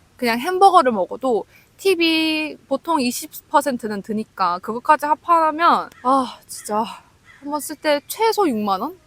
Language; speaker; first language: Korean; native; Korean